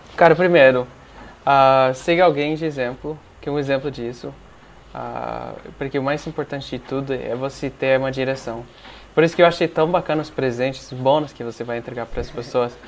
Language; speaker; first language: Portuguese; non-native, fluent; English